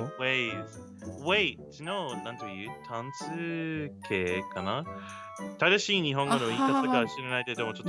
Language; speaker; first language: Japanese; non-native, learner; English